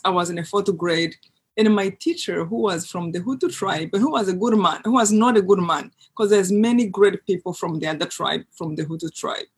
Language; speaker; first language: English; non-native, local second language; Kinyarwanda